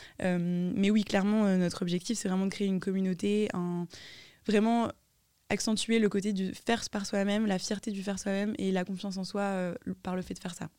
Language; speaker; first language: French; native; French